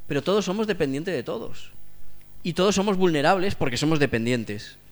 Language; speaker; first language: Spanish; non-native, local second language; Catalan